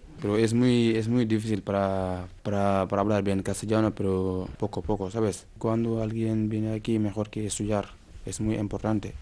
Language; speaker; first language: Spanish; non-native, learner; Wolof